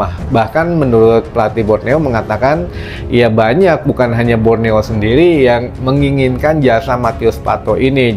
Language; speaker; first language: Indonesian; native; Indonesian